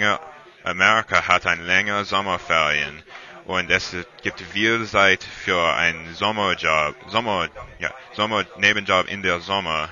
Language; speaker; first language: German; non-native, learner; English